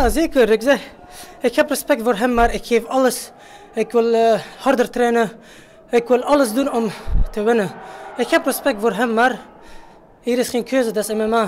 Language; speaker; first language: Dutch; non-native, learner; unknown